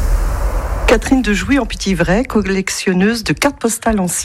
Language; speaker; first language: French; native; French